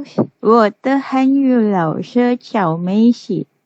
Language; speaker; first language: Chinese; non-native, learner; Indonesian